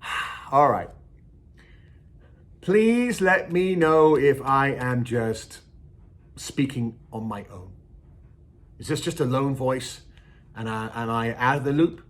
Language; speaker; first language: English; native; English